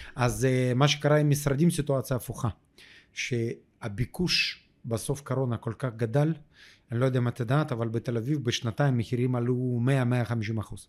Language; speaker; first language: Hebrew; non-native, fluent; Russian